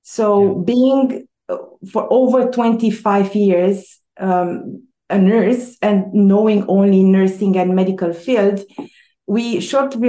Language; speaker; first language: English; non-native, fluent; Romanian